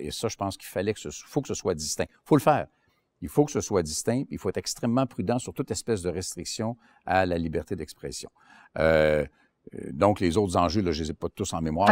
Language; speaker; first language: French; native; French